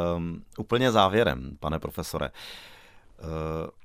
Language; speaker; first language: Czech; native; Czech